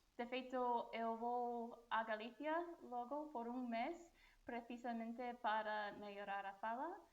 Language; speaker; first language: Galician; non-native, learner; English